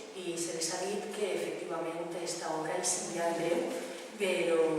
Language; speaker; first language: Catalan; non-native, local second language; Spanish